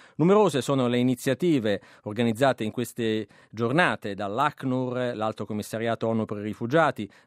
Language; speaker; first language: Italian; native; Italian